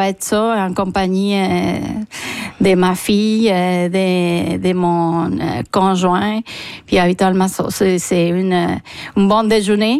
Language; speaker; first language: French; non-native, fluent; Spanish